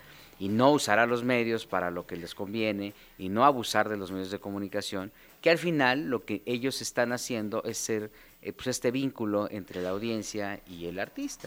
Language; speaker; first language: Spanish; native; Spanish